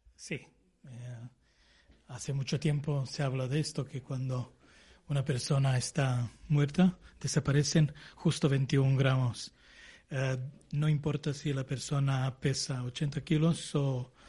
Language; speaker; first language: Spanish; non-native, learner; Serbian